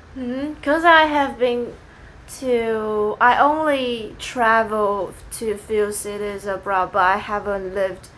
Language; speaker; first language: English; non-native, fluent; Chinese